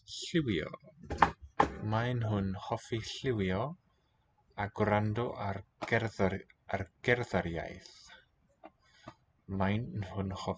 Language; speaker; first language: Welsh; non-native, learner; English